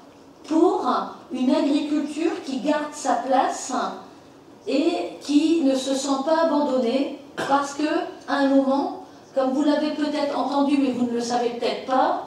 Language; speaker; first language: French; native; French